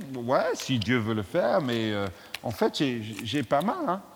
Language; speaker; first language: French; non-native, fluent; English